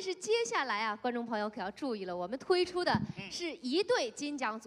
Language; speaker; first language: Chinese; native; Chinese